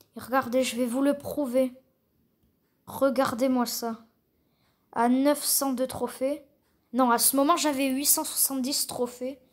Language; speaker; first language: French; native; French